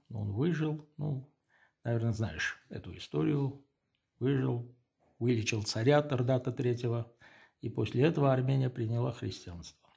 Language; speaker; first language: Russian; non-native, local second language; Armenian